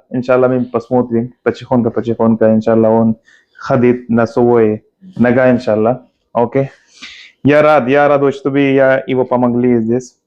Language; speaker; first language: Russian; non-native, learner; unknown